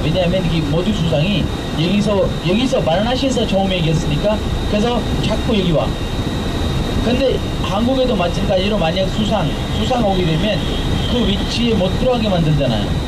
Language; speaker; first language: Korean; non-native, fluent; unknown